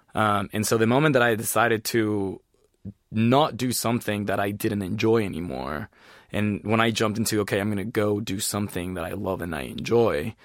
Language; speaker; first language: English; early bilingual, other home language; Spanish